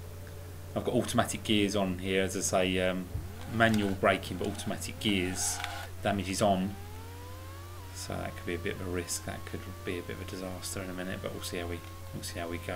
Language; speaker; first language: English; native; English